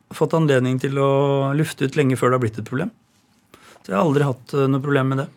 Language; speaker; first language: Norwegian; native; Norwegian